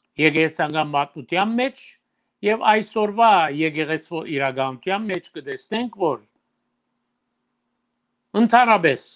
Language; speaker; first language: Armenian; early bilingual, heritage; Armenian